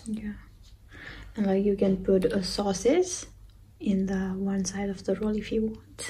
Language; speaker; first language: English; non-native, fluent; Nepali